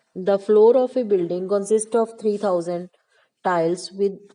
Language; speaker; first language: English; non-native, local second language; Punjabi